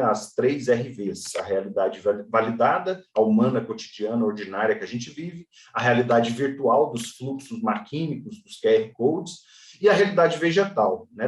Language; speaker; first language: Portuguese; native; Portuguese